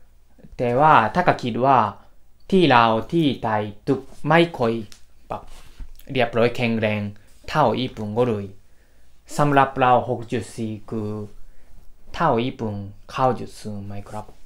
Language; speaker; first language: Thai; non-native, fluent; Japanese